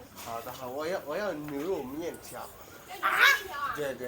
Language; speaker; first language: Chinese; non-native, learner; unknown